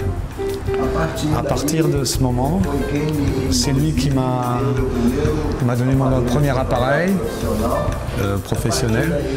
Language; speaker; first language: French; non-native, fluent; Portuguese